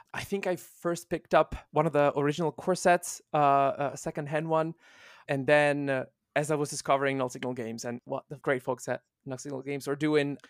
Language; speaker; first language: English; non-native, fluent; Italian